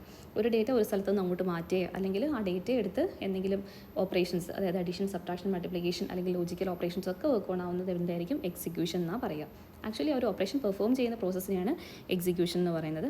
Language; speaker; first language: Malayalam; native; Malayalam